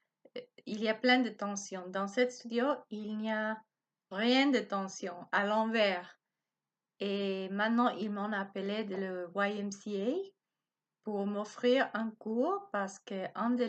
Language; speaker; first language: French; non-native, learner; Spanish